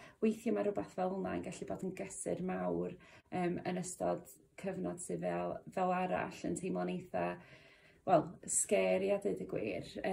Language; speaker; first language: Welsh; native; Welsh